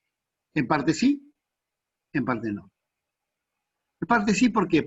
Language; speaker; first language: Spanish; native; Spanish